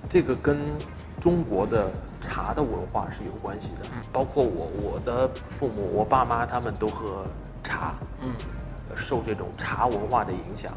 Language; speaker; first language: Chinese; native; Chinese